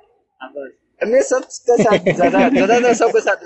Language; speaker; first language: Hindi; non-native, local second language; Manipuri